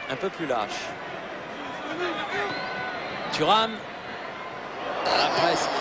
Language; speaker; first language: French; native; French